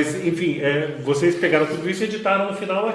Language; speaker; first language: Portuguese; native; Portuguese